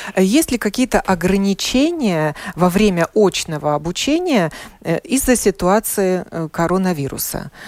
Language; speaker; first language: Russian; native; Russian